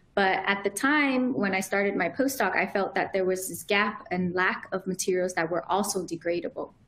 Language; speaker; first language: English; native; English